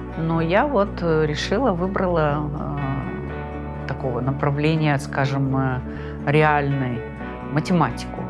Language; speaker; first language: Russian; non-native, local second language; Gagauz